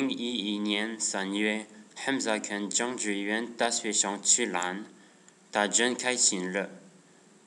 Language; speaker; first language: Chinese; non-native, learner; French